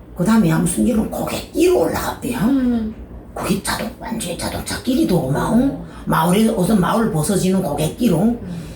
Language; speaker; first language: Korean; native; Korean